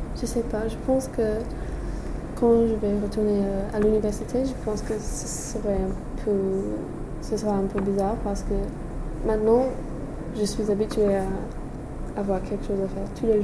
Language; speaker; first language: French; non-native, fluent; English